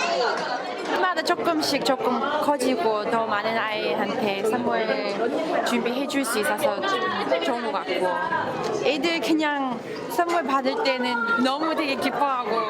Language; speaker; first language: Korean; non-native, fluent; English